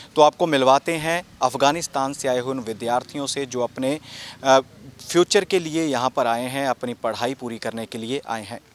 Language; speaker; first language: Hindi; non-native, local second language; Punjabi